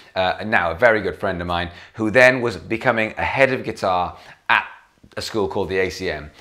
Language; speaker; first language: English; native; English